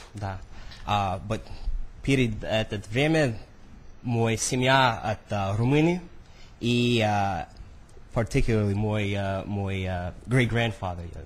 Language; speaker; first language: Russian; early bilingual, heritage; Russian